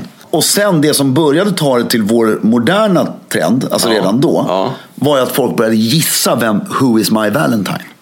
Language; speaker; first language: Swedish; native; Swedish